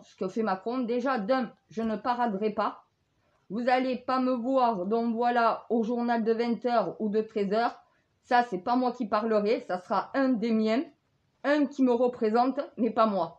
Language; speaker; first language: French; native; French